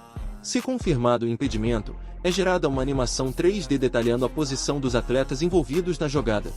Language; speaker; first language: Portuguese; native; Portuguese